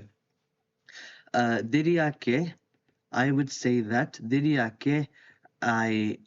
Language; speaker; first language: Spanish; non-native, fluent; English